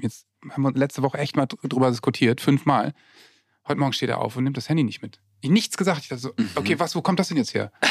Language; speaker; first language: German; native; German